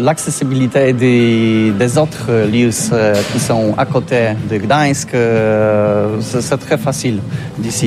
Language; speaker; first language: French; non-native, learner; Polish